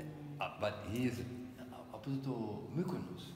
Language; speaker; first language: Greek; non-native, learner; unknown